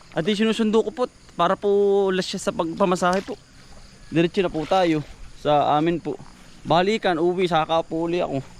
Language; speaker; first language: Filipino; native; Filipino